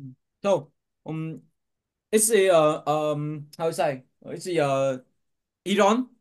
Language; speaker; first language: English; non-native, learner; Vietnamese